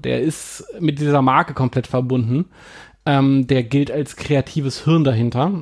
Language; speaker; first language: German; native; German